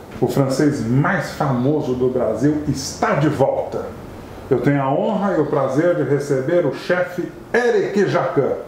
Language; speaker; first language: Portuguese; native; Portuguese